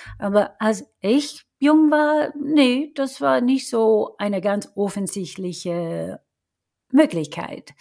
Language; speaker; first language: German; non-native, fluent; English